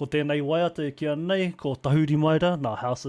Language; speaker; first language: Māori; non-native, local second language; English